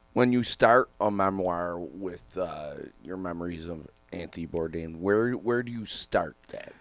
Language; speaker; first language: English; native; English